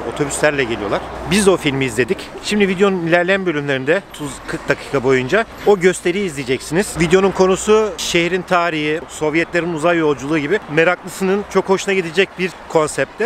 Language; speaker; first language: Turkish; native; Turkish